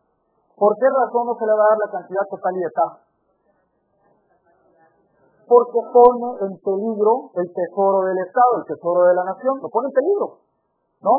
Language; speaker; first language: Spanish; native; Spanish